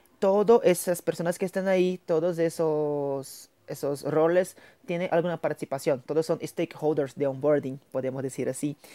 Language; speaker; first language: Spanish; non-native, fluent; Portuguese